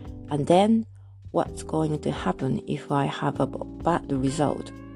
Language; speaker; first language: English; non-native, fluent; Japanese